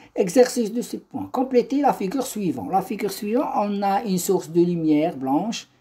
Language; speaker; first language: French; non-native, local second language; Arabic